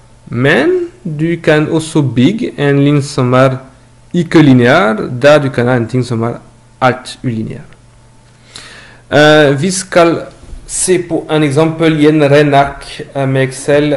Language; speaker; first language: Norwegian; non-native, learner; French